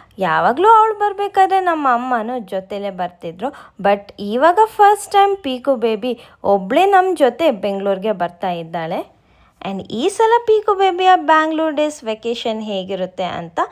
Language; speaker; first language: Kannada; non-native, local second language; Tulu